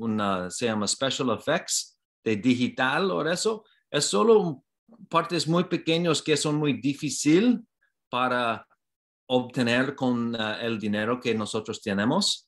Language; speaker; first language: Spanish; non-native, learner; English